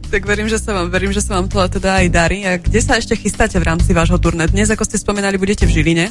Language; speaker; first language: Slovak; native; Slovak